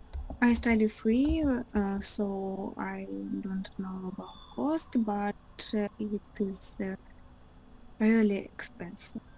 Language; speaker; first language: English; non-native, learner; Russian